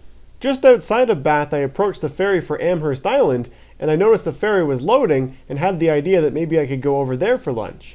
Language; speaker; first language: English; native; English